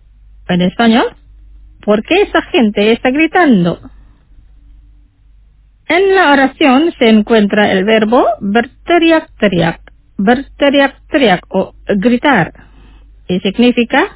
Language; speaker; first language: Spanish; non-native, fluent; Indonesian